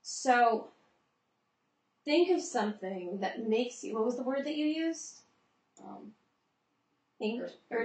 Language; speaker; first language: English; native; English